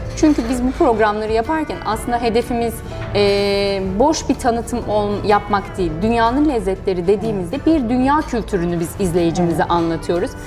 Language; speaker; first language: Turkish; native; Turkish